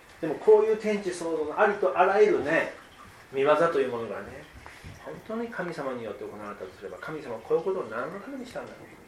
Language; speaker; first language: Japanese; native; Japanese